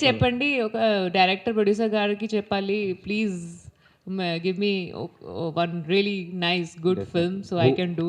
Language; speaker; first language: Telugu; non-native, learner; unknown